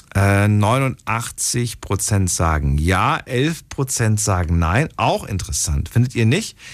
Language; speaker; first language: German; non-native, fluent; Slovak